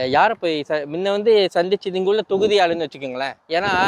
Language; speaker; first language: Tamil; early bilingual, heritage; Tamil